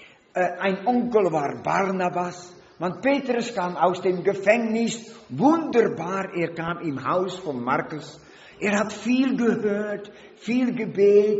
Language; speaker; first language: German; non-native, learner; Dutch